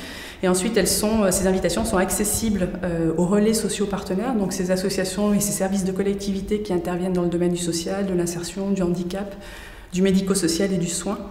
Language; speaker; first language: French; native; French